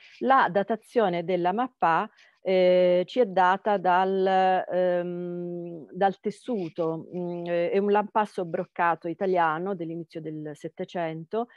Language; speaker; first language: Italian; native; Italian